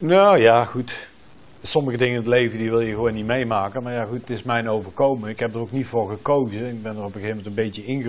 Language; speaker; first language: Dutch; native; Dutch